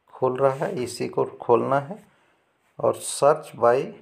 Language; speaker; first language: Hindi; native; Hindi